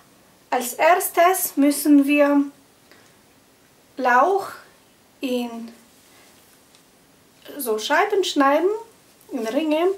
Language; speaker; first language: German; non-native, fluent; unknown